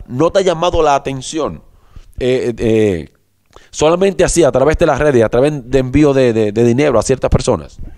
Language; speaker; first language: Spanish; native; Spanish